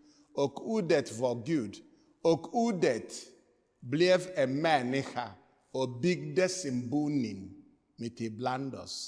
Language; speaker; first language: Swedish; non-native, fluent; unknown